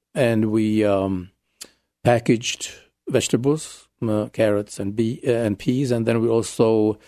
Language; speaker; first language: English; non-native, fluent; Czech